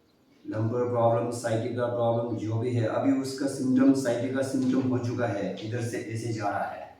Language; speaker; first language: Hindi; non-native, fluent; Tibetan